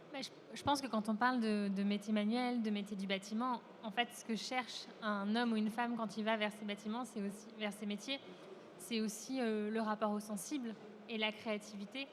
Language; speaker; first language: French; native; French